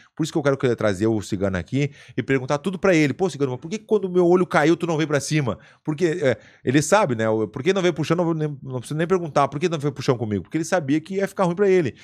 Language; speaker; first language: Portuguese; native; Portuguese